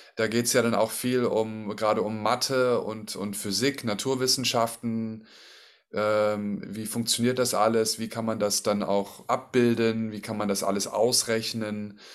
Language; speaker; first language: German; native; German